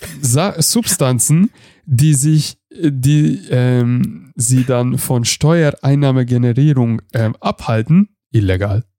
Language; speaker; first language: German; non-native, fluent; Hungarian